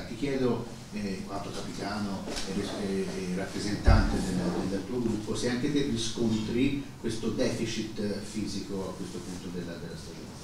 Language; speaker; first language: Italian; native; Italian